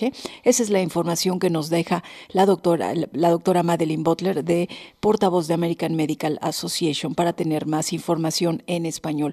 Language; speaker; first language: Spanish; native; Spanish